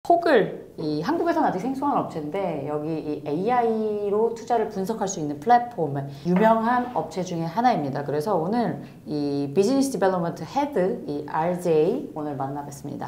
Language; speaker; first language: Korean; native; Korean